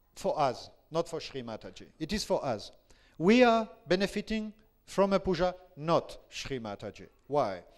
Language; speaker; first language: English; non-native, fluent; French